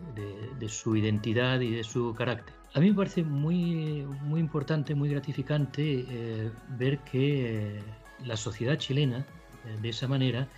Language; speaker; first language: Spanish; native; Spanish